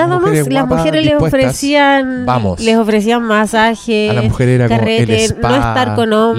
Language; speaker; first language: Spanish; native; Spanish